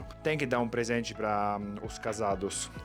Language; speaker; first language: Portuguese; non-native, fluent; Italian